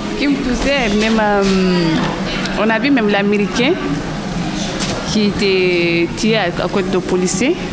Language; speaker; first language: French; non-native, learner; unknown